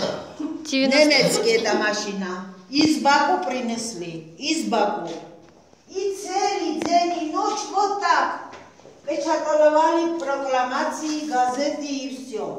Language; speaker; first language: Russian; non-native, fluent; Georgian